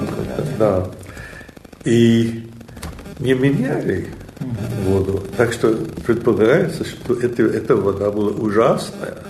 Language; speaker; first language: Russian; non-native, fluent; English